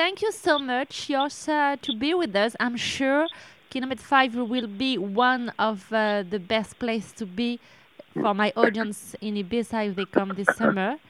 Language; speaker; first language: English; non-native, learner; French